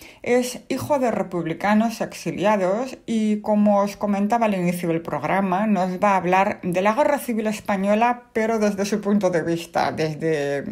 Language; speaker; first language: Spanish; native; Spanish